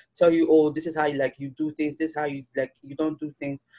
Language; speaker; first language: English; non-native, local second language; Yoruba